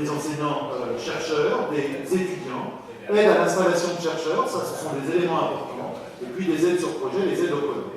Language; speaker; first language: French; native; French